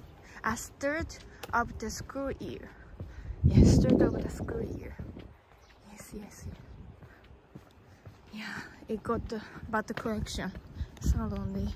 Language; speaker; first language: English; non-native, learner; Japanese